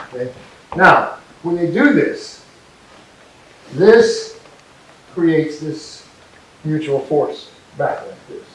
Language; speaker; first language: English; native; English